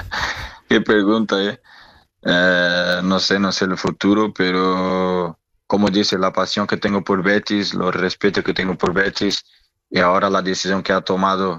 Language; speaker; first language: Spanish; non-native, learner; Portuguese